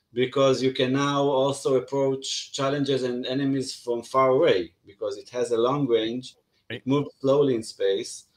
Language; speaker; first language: English; non-native, fluent; Hebrew